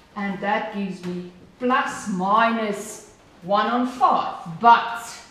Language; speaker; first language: English; non-native, local second language; Afrikaans